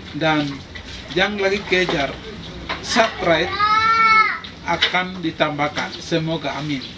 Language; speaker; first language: Indonesian; non-native, local second language; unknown